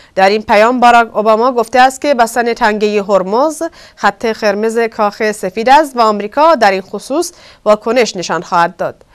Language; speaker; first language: Persian; non-native, local second language; Kurdish